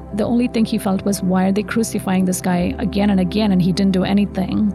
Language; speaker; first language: English; non-native, local second language; Tamil